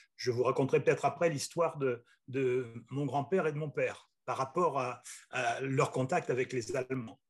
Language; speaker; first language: French; native; French